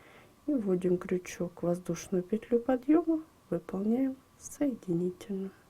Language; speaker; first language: Russian; native; Russian